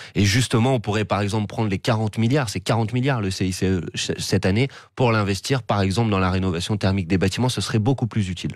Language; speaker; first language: French; native; French